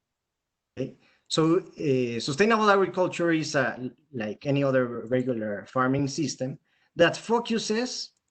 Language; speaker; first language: English; non-native, fluent; Spanish